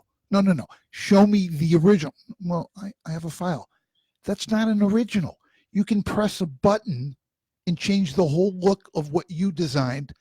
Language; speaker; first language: English; native; English